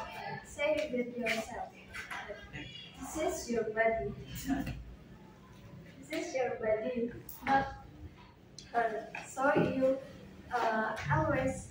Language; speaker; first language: English; non-native, learner; Indonesian